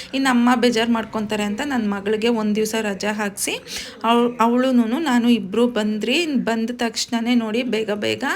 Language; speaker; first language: Kannada; native; Kannada